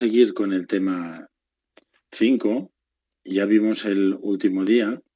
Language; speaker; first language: Spanish; native; Spanish